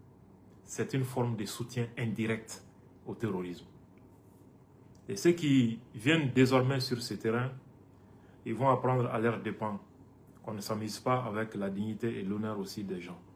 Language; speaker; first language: French; non-native, local second language; Bambara